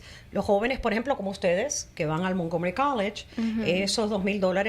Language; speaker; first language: Spanish; native; Spanish